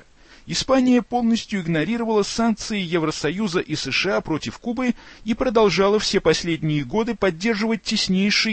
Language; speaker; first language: Russian; native; Russian